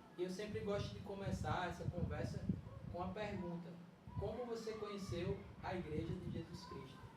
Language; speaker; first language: Portuguese; native; Portuguese